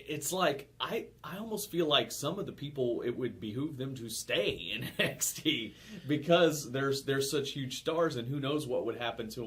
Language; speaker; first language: English; native; English